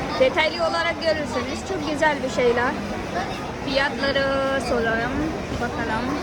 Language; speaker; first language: Turkish; non-native, fluent; Hindi